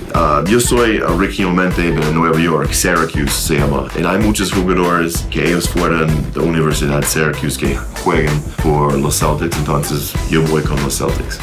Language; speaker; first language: Spanish; non-native, fluent; English